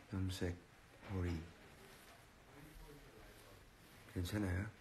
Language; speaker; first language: Korean; non-native, learner; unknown